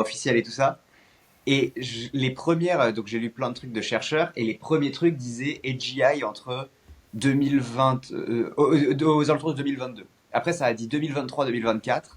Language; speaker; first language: French; native; French